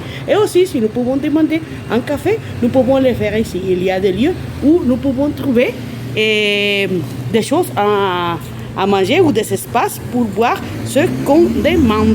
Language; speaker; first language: French; non-native, fluent; Spanish